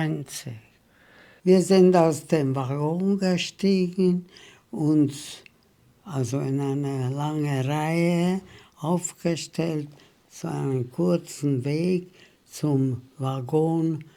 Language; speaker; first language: German; early bilingual, heritage; German